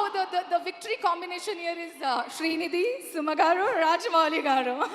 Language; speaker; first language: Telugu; non-native, learner; Kannada